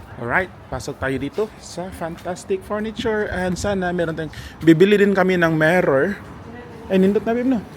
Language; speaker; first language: Filipino; non-native, local second language; Cebuano